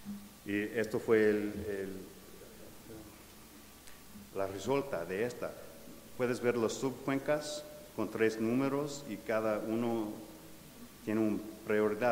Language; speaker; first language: Spanish; non-native, fluent; English